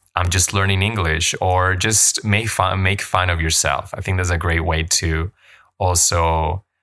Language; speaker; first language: English; non-native, fluent; Spanish